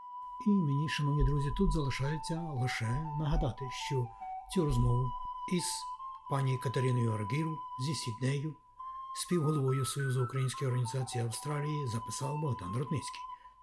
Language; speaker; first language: Ukrainian; native; Ukrainian